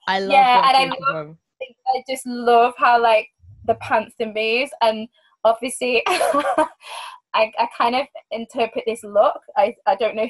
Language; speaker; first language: English; native; English